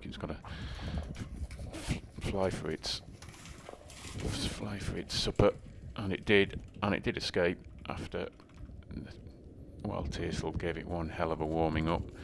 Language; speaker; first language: English; native; English